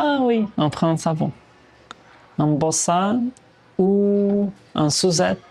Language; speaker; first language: French; non-native, fluent; Portuguese